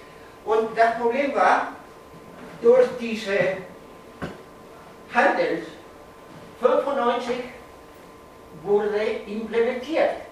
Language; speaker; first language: German; non-native, fluent; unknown